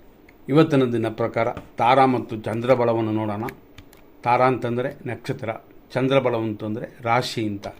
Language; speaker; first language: Kannada; native; Kannada